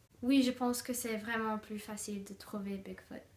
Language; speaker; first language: French; non-native, learner; English